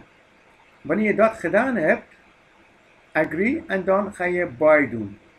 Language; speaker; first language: Dutch; non-native, fluent; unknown